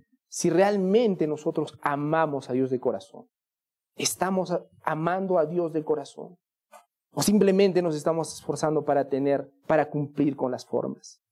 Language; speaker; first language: Spanish; native; Spanish